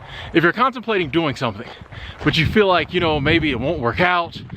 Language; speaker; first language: English; native; English